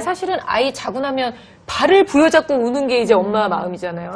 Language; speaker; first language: Korean; native; Korean